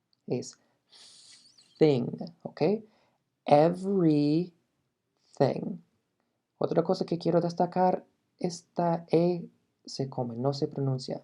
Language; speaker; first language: Spanish; non-native, fluent; English